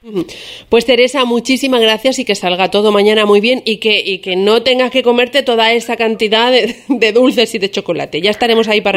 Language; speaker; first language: Spanish; native; Spanish